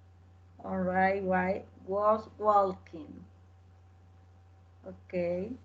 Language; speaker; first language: English; non-native, learner; Spanish